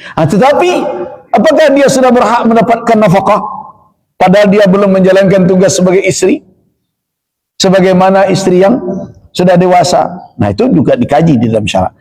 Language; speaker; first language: Malay; non-native, local second language; Minangkabau